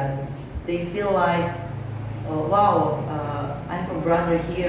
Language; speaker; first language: English; non-native, learner; Indonesian